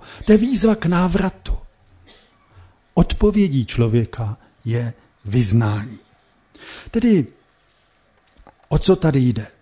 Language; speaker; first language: Czech; native; Czech